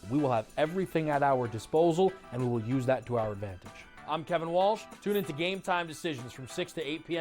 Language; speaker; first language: English; native; English